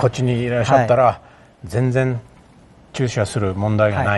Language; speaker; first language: Japanese; non-native, fluent; English